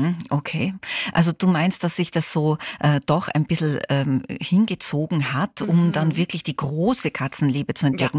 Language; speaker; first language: German; native; German